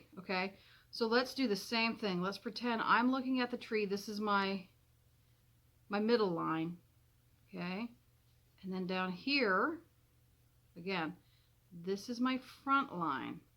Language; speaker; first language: English; native; English